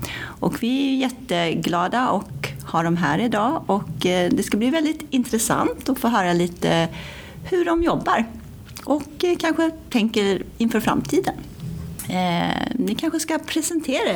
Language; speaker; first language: Swedish; native; Swedish